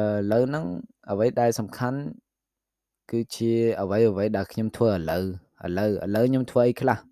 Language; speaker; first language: Khmer; native; Khmer